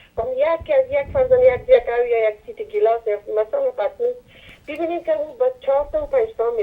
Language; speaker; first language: Persian; native; Persian